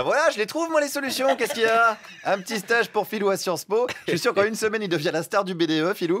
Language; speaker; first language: French; native; French